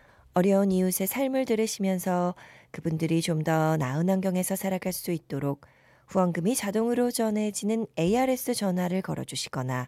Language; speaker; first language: Korean; native; Korean